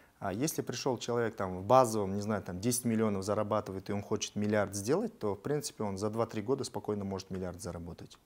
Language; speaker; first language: Russian; native; Russian